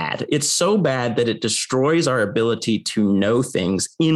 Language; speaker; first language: English; native; English